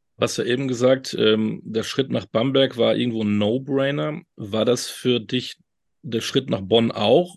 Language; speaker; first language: German; native; German